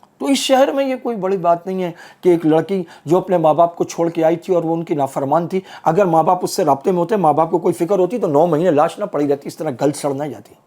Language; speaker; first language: Urdu; native; Urdu